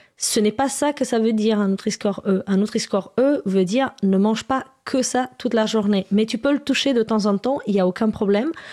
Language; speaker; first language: French; non-native, fluent; Romanian